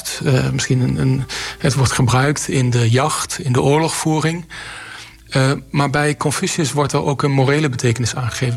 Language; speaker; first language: Dutch; native; Dutch